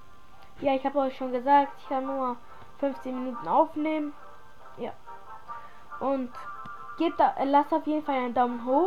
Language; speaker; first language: German; early bilingual, other home language; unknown